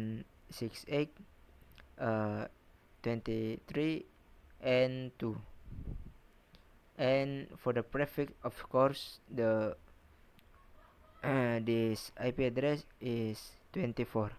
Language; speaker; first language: English; non-native, learner; Indonesian